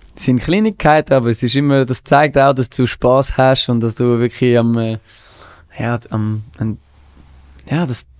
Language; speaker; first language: German; non-native, local second language; French